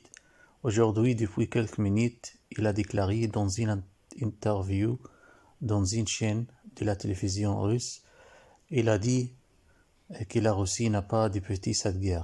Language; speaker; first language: French; non-native, learner; Arabic